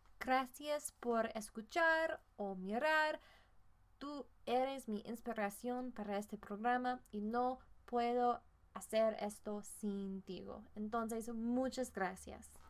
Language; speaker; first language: Spanish; non-native, fluent; English